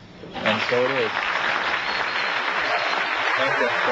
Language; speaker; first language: English; native; English